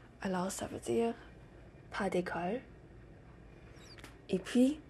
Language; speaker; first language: French; non-native, learner; English